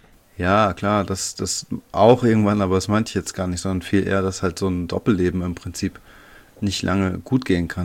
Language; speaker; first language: German; native; German